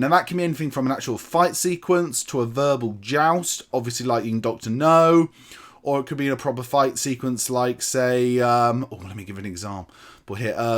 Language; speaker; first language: English; native; English